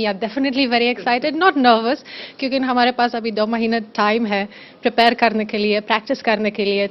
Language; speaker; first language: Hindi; non-native, learner; German